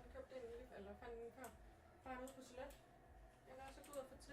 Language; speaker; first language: Danish; native; Danish